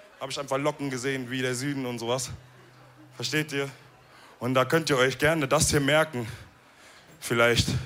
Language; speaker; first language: German; early bilingual, other home language; Wolof